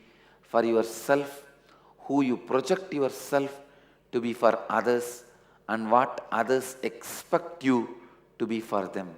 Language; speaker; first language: English; non-native, local second language; Tamil